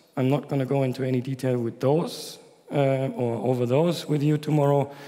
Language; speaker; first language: English; non-native, fluent; German